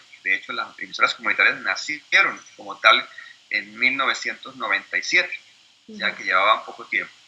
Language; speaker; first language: Spanish; native; Spanish